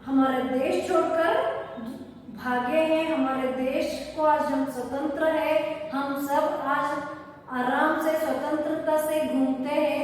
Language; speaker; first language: Hindi; non-native, local second language; Kannada